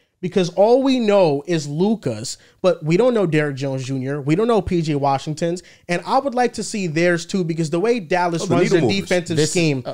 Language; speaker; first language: English; native; English